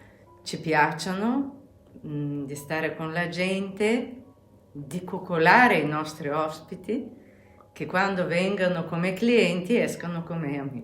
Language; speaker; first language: Italian; non-native, fluent; Bulgarian